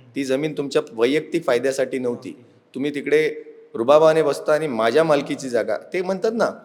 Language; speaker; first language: Marathi; non-native, local second language; Urdu